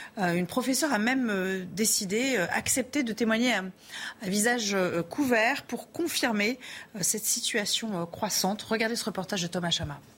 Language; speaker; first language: French; native; French